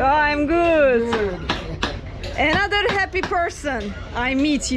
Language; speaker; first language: English; non-native, learner; Turkish